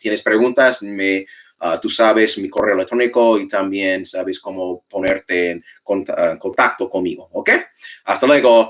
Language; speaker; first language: Spanish; non-native, fluent; English